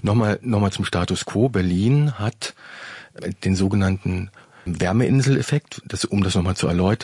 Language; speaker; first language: German; native; German